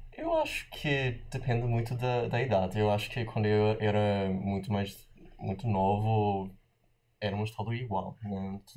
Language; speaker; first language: Portuguese; non-native, fluent; English